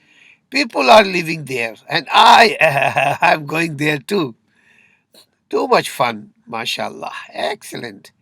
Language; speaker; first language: English; non-native, learner; Urdu